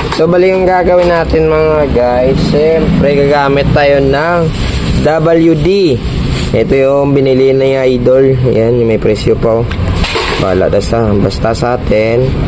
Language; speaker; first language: Filipino; non-native, local second language; Hiligaynon